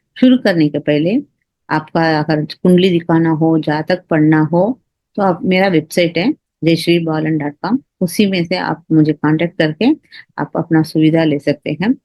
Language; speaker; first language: Hindi; non-native, local second language; Tamil